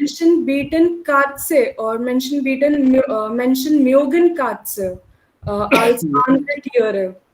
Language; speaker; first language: German; non-native, learner; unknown